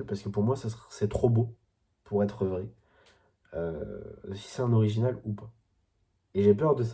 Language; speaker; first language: French; native; French